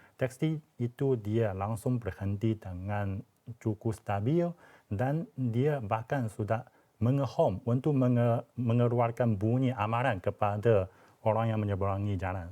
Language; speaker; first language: Malay; non-native, fluent; Chinese